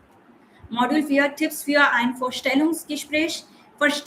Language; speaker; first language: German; non-native, learner; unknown